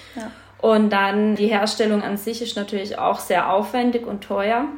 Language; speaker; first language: German; native; German